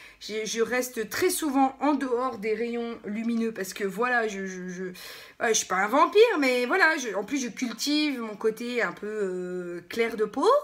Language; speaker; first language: French; native; French